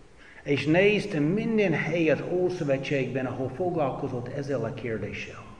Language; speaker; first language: Hungarian; non-native, fluent; English